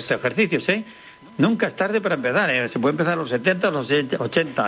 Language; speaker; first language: Spanish; native; Spanish